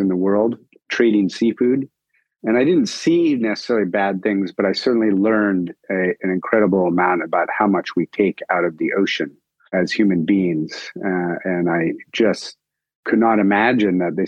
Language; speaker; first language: English; native; English